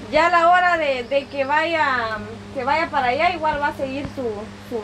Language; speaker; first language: Spanish; native; Spanish